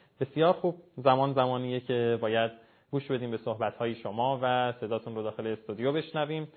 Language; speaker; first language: Persian; native; Persian